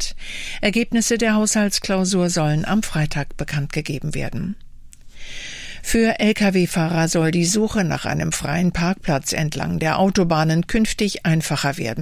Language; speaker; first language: German; native; German